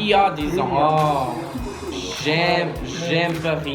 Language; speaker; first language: French; non-native, learner; Portuguese